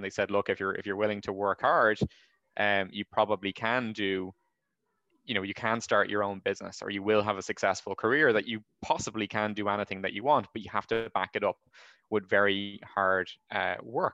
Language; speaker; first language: English; native; English